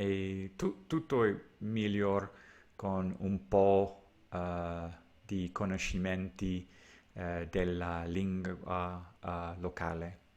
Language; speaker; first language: Italian; non-native, learner; English